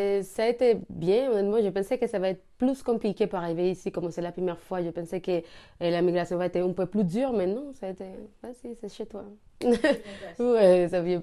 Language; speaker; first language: French; non-native, learner; Spanish